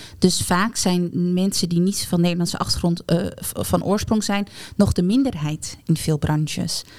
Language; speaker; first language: Dutch; native; Dutch